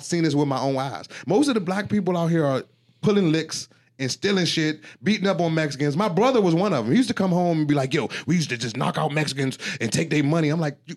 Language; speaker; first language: English; native; English